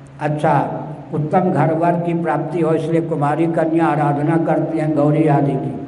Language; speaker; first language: Hindi; non-native, local second language; Maithili